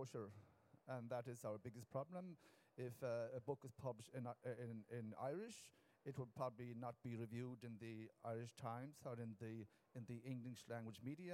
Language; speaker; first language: English; non-native, local second language; Irish